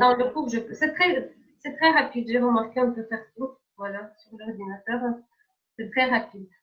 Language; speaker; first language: French; non-native, fluent; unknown